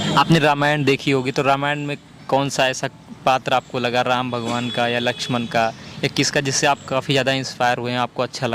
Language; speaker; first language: Hindi; native; Hindi